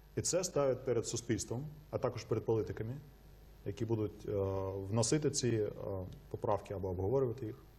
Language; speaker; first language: Ukrainian; non-native, fluent; Russian